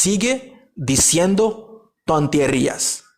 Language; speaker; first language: Spanish; non-native, fluent; Haitian Creole